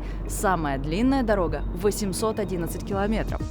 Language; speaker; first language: Russian; native; Russian